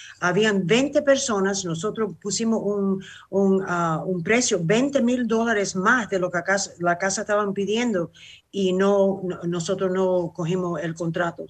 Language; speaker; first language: Spanish; early bilingual, heritage; Spanish